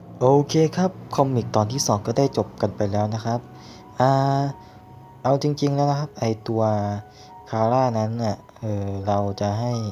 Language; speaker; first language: Thai; native; Thai